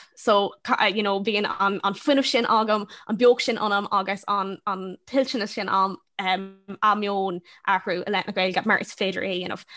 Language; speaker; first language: Irish; non-native, local second language; English